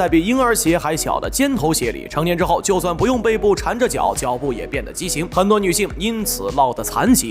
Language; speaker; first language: Chinese; native; Chinese